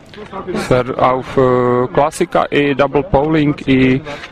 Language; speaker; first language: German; non-native, learner; Slovak